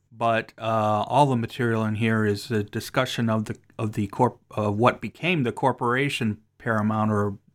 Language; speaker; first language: English; native; English